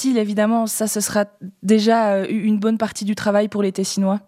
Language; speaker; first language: French; native; French